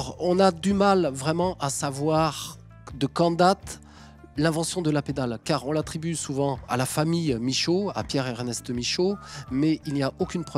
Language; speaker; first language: French; native; French